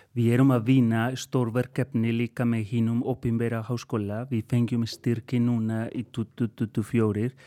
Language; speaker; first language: Icelandic; non-native, fluent; Spanish